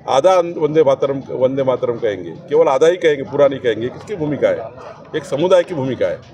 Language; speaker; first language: Hindi; non-native, local second language; Marathi